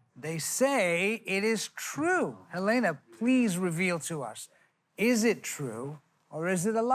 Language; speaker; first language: English; native; English